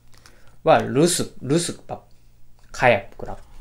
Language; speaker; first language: Thai; non-native, fluent; Japanese